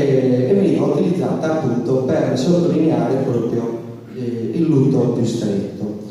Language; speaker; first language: Italian; native; Italian